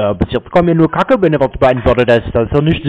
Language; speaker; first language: German; native; German